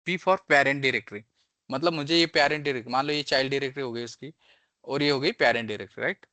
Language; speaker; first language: Hindi; non-native, local second language; Marathi